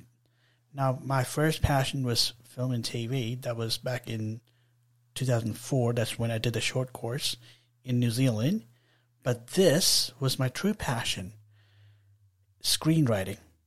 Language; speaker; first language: English; non-native, local second language; Telugu